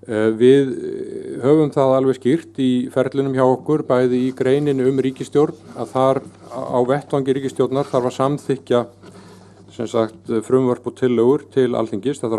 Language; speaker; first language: Icelandic; native; Icelandic